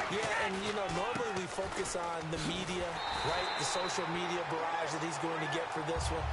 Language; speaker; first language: English; native; English